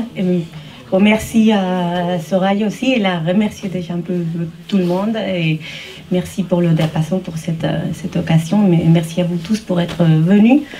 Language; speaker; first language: French; early bilingual, heritage; Spanish